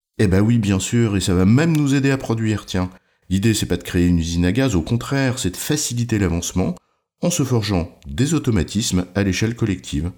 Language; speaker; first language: French; native; French